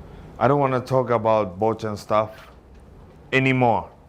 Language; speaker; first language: English; non-native, learner; Japanese